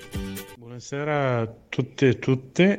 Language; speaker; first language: Italian; non-native, learner; Kurdish